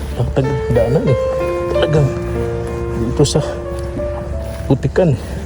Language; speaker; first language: Filipino; native; Filipino